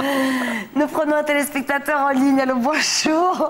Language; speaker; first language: French; native; French